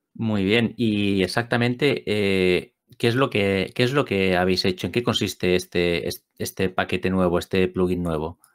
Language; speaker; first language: Spanish; native; Spanish